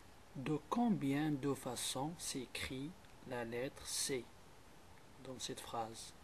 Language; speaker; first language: French; non-native, local second language; Arabic